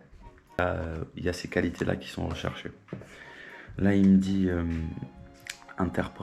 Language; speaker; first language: French; native; French